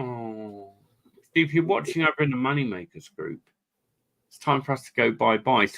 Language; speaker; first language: English; native; English